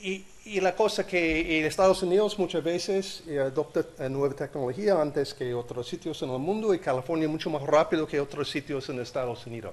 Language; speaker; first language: Spanish; non-native, learner; English